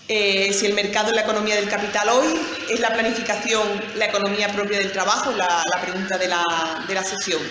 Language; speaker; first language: Spanish; native; Spanish